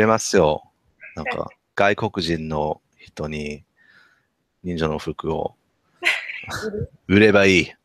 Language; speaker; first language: Japanese; non-native, learner; English